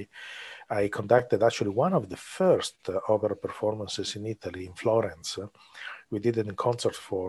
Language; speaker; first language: English; non-native, fluent; Italian